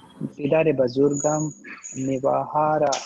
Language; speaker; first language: Persian; non-native, learner; Urdu